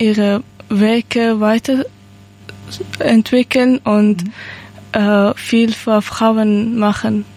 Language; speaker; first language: German; non-native, learner; Persian